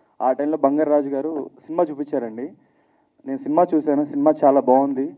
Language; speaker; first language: Telugu; native; Telugu